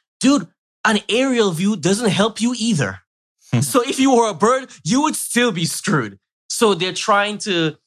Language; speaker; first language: English; native; English